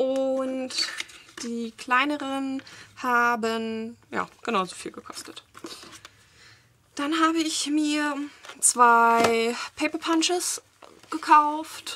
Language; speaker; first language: German; native; German